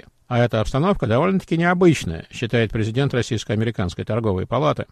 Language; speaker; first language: Russian; native; Russian